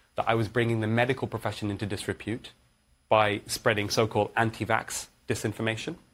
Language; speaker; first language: English; native; English